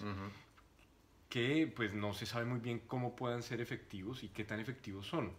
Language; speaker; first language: Spanish; native; Spanish